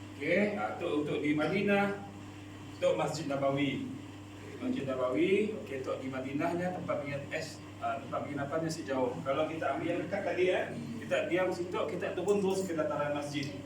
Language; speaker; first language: Malay; native; Malay